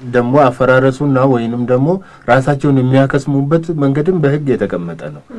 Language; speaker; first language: Amharic; non-native, local second language; Oromo